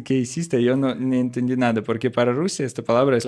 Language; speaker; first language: Spanish; non-native, learner; Russian